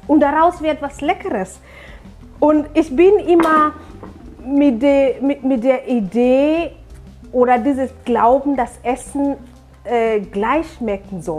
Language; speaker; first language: German; non-native, fluent; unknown